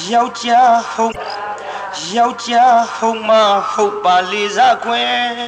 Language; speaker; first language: Burmese; native; Burmese